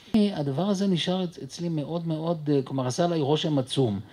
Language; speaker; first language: Hebrew; early bilingual, other home language; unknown